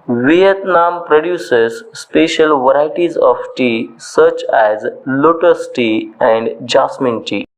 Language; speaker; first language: English; non-native, local second language; Marathi